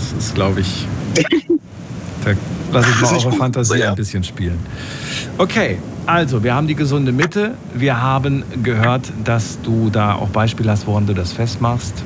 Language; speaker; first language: German; native; German